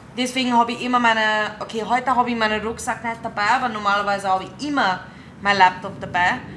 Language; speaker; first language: German; non-native, fluent; English